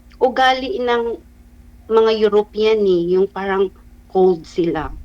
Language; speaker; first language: Filipino; non-native, local second language; Cebuano